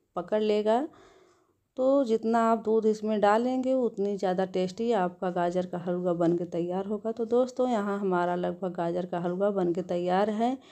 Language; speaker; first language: Hindi; native; Hindi